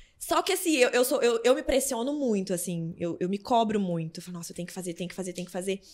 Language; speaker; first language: Portuguese; native; Portuguese